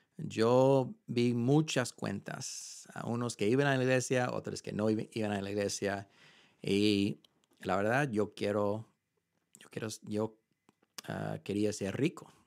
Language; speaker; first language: Spanish; early bilingual, heritage; Spanish